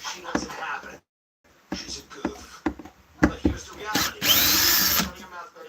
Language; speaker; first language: English; native; English